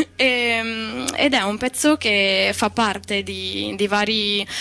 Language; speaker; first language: Italian; native; Italian